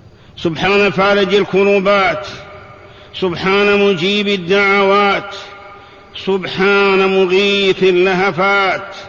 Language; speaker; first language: Arabic; native; Arabic